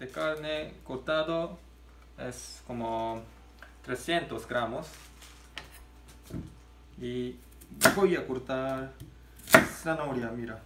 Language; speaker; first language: Spanish; non-native, learner; Korean